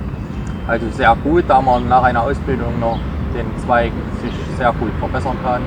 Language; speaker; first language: German; native; German